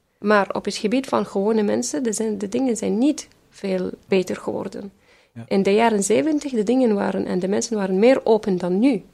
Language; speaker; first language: Dutch; non-native, fluent; Syriac